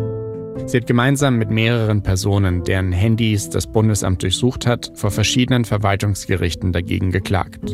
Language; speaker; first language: German; native; German